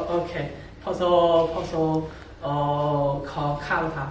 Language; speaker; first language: Italian; non-native, learner; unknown